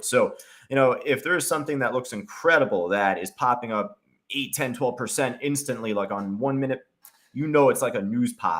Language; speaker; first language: English; native; English